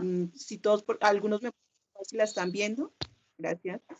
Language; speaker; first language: Spanish; native; Spanish